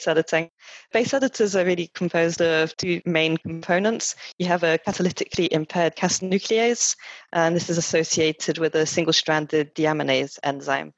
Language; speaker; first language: English; non-native, fluent; French